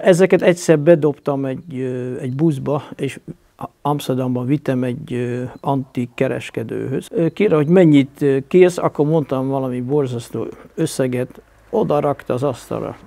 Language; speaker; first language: Hungarian; non-native, fluent; Dutch